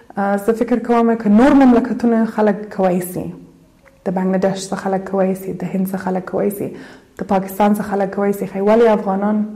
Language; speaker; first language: Pashto; early bilingual, heritage; Pashto